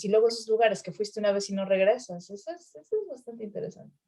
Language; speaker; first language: Spanish; native; Spanish